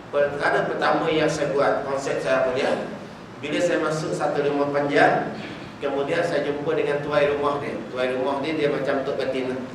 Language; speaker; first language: Malay; non-native, local second language; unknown